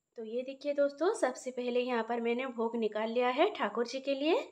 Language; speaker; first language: Hindi; non-native, local second language; Odia